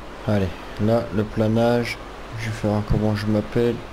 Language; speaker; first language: French; native; French